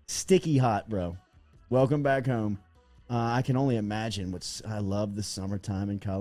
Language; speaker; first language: English; native; English